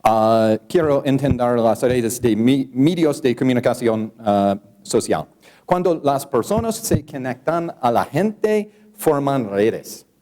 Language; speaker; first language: Spanish; non-native, learner; English